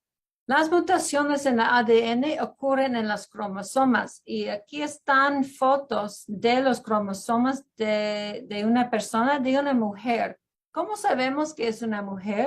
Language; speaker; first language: Spanish; non-native, fluent; English